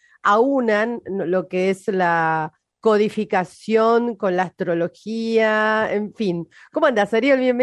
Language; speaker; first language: Spanish; native; Spanish